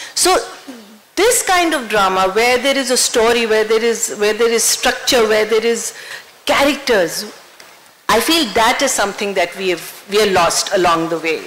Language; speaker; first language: English; non-native, local second language; Hindi